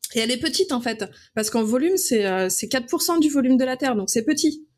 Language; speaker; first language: French; native; French